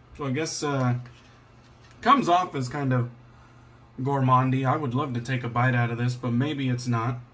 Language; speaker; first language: English; native; English